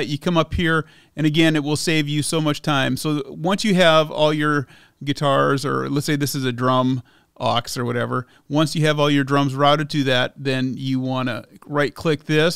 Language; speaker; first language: English; native; English